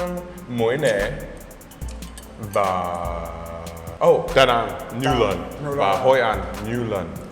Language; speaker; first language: Vietnamese; non-native, learner; English